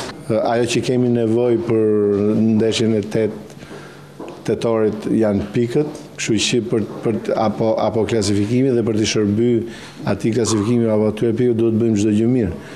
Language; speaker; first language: Albanian; native; Albanian